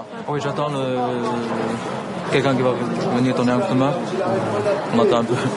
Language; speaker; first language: French; non-native, learner; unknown